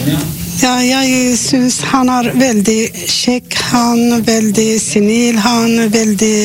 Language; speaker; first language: Norwegian; non-native, learner; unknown